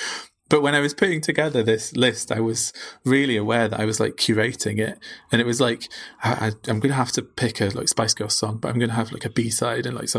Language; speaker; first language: English; native; English